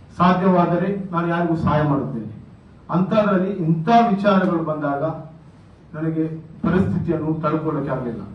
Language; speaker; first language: Kannada; non-native, local second language; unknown